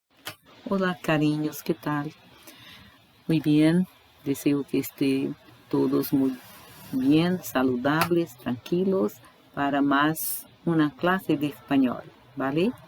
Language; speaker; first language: Spanish; non-native, fluent; Portuguese